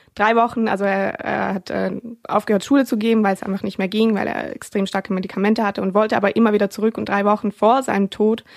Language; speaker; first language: German; native; German